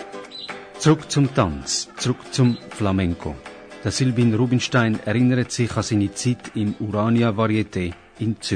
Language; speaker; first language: German; native; German